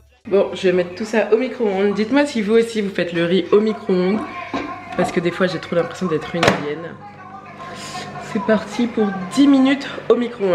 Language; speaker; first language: French; native; French